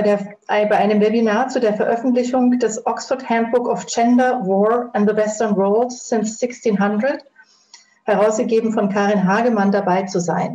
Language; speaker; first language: German; native; German